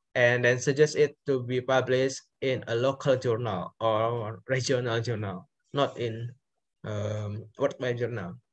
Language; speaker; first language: English; non-native, learner; Indonesian